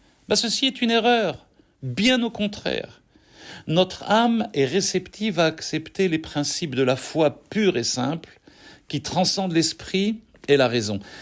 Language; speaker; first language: French; native; French